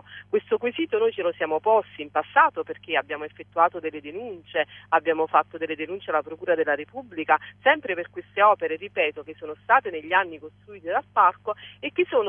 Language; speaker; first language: Italian; native; Italian